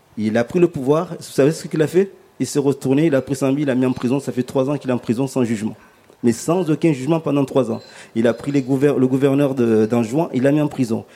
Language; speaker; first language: French; early bilingual, other home language; Ngazidja Comorian